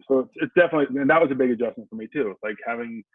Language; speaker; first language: English; native; English